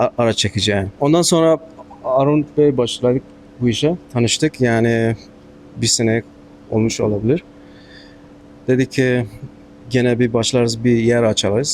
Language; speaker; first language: Turkish; non-native, learner; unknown